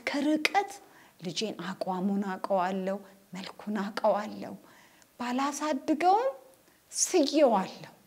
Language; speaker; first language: Amharic; native; Amharic